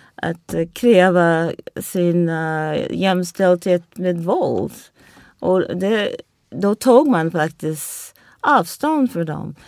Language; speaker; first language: Swedish; non-native, fluent; English